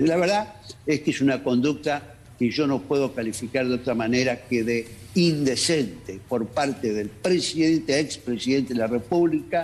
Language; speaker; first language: Spanish; native; Spanish